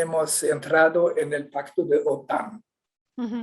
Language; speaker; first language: Spanish; non-native, fluent; Swedish